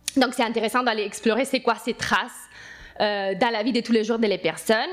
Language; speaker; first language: French; non-native, fluent; Italian